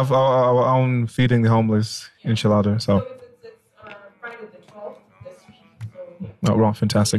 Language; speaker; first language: English; native; English